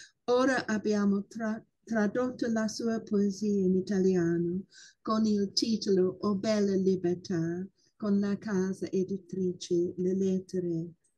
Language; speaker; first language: Italian; non-native, fluent; English